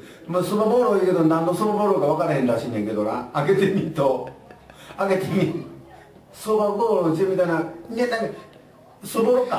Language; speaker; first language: Japanese; native; Japanese